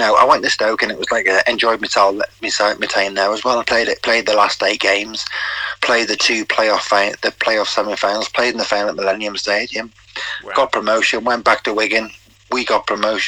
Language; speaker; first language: English; native; English